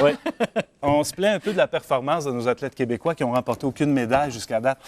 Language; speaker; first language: French; native; French